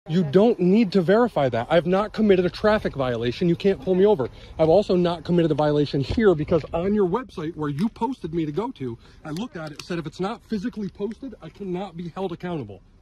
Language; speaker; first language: English; native; English